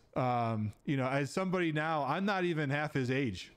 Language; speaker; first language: English; native; English